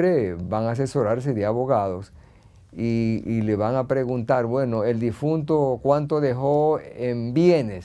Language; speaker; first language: Spanish; native; Spanish